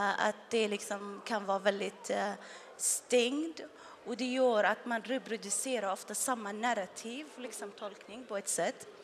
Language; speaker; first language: Swedish; non-native, fluent; Arabic